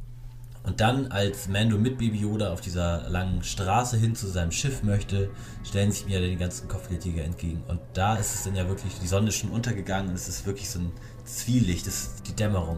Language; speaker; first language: German; native; German